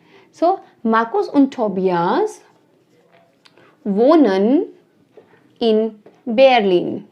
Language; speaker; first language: German; non-native, fluent; Hindi